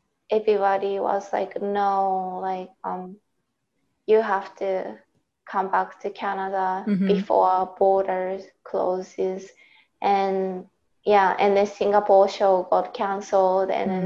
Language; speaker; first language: English; non-native, fluent; Japanese